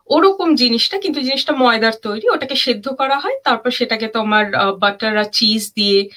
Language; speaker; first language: Bangla; early bilingual, heritage; German